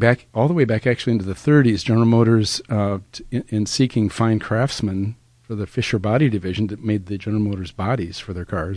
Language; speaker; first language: English; native; English